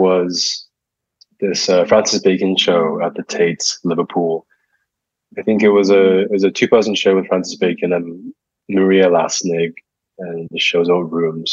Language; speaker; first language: English; native; English